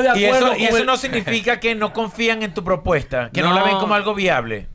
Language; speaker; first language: Spanish; native; Spanish